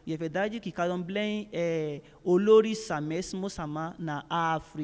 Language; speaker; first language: Portuguese; non-native, learner; Yoruba